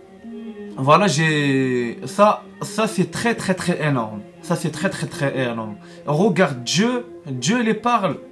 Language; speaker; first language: French; non-native, learner; Arabic